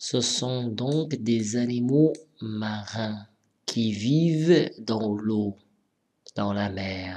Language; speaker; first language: French; non-native, local second language; Arabic